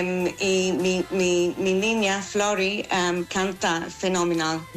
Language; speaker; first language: Spanish; non-native, learner; English